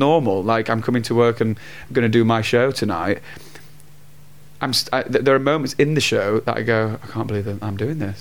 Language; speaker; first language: English; native; English